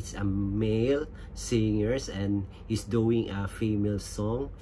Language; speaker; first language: English; non-native, local second language; Filipino